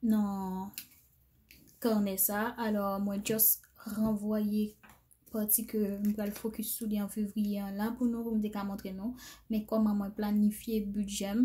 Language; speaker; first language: French; non-native, learner; Haitian Creole